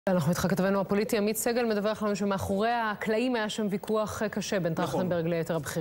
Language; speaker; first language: Hebrew; native; Hebrew